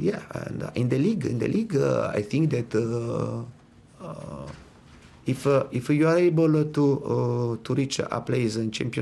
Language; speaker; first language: English; non-native, fluent; Italian